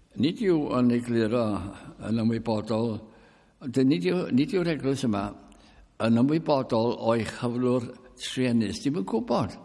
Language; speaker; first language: Welsh; early bilingual, heritage; Welsh